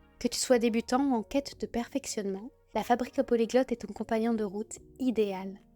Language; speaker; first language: French; native; French